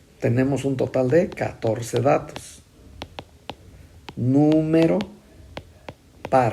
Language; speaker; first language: Spanish; native; Spanish